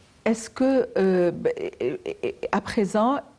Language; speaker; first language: French; non-native, fluent; Arabic